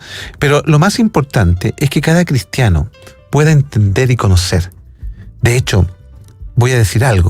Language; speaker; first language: Spanish; native; Spanish